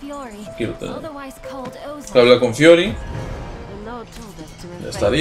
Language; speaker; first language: Spanish; native; Spanish